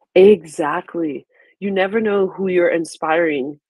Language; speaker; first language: English; early bilingual, other home language; Haitian Creole